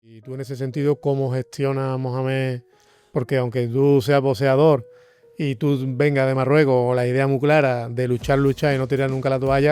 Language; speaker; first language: Spanish; native; Spanish